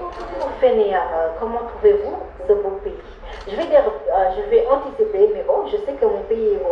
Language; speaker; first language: French; non-native, fluent; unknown